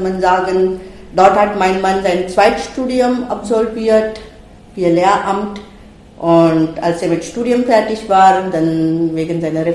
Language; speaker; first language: German; non-native, fluent; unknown